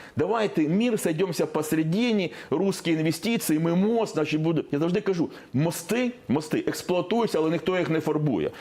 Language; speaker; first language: Ukrainian; non-native, local second language; Russian